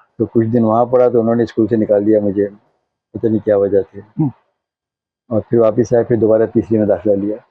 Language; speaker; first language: Urdu; non-native, local second language; Konkani